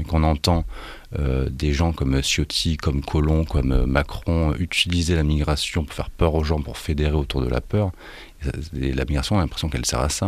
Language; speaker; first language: French; native; French